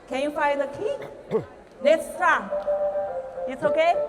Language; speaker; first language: English; non-native, learner; Chinese